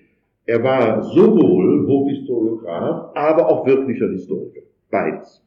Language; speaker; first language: German; native; German